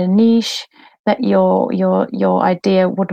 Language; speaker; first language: English; non-native, fluent; German